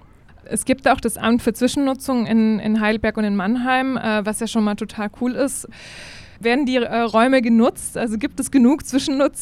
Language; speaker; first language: German; native; German